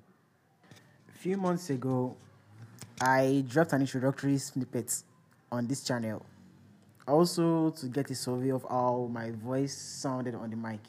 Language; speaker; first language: English; non-native, local second language; Yoruba